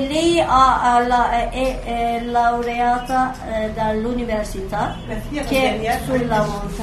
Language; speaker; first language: Italian; non-native, learner; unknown